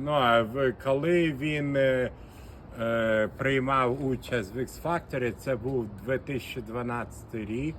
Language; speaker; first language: Ukrainian; non-native, local second language; Russian